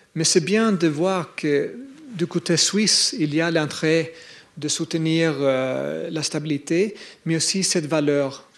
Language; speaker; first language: French; non-native, fluent; English